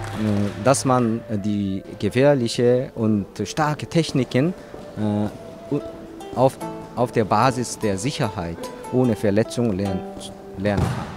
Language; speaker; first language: German; non-native, fluent; Korean